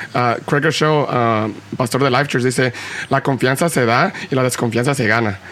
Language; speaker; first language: Spanish; early bilingual, heritage; Spanish